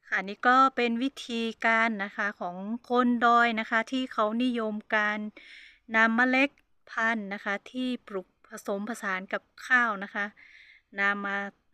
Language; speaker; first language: Thai; non-native, local second language; Hmong